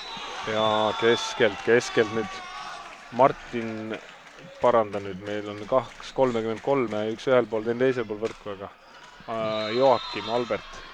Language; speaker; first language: Estonian; native; Estonian